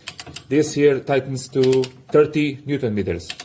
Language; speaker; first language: English; non-native, fluent; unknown